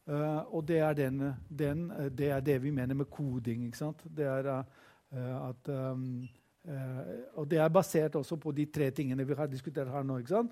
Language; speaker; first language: Norwegian; non-native, fluent; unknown